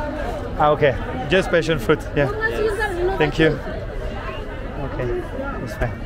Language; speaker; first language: English; non-native, fluent; French